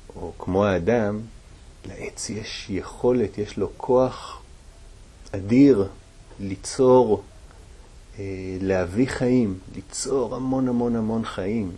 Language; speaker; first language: Hebrew; native; Hebrew